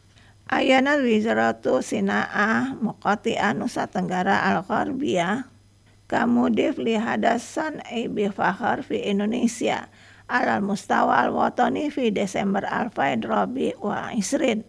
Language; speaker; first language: Arabic; non-native, fluent; Indonesian